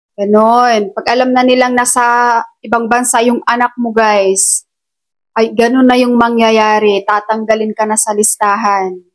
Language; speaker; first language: Filipino; non-native, local second language; Cebuano